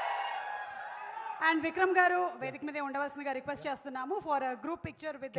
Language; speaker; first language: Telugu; non-native, local second language; Malayalam